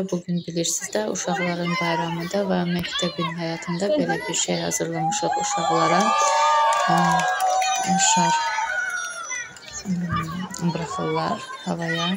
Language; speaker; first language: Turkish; non-native, learner; Azerbaijani